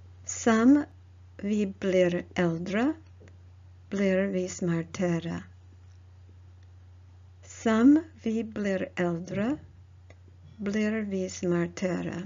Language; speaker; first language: Swedish; non-native, learner; English